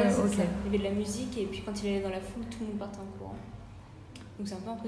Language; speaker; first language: French; native; French